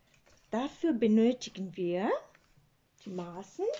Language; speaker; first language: German; non-native, learner; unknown